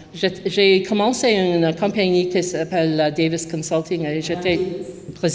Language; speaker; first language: French; non-native, local second language; English